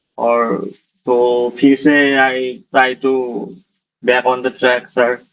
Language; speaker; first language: Hindi; non-native, local second language; Assamese